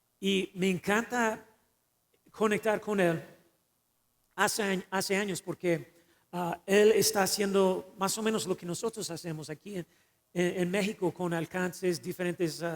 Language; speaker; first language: Spanish; non-native, fluent; English